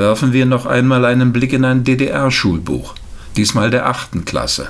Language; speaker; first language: German; native; German